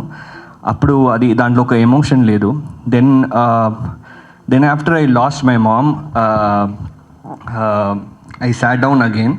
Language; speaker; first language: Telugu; early bilingual, heritage; Telugu